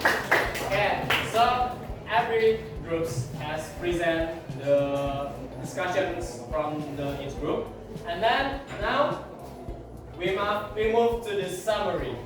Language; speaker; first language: English; non-native, learner; Indonesian